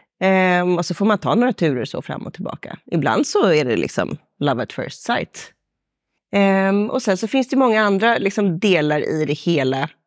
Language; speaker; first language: Swedish; native; Swedish